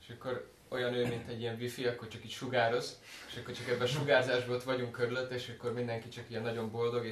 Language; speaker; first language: Hungarian; native; Hungarian